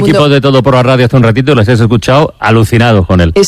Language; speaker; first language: Spanish; native; Spanish